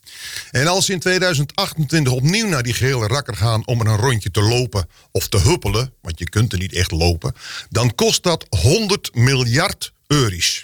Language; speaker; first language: Dutch; native; Dutch